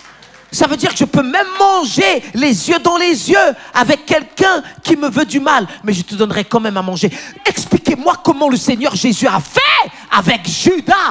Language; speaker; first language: French; native; French